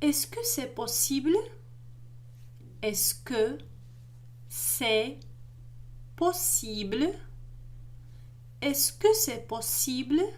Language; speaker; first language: French; non-native, local second language; Arabic